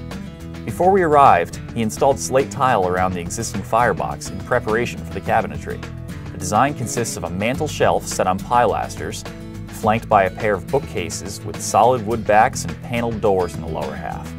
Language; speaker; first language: English; native; English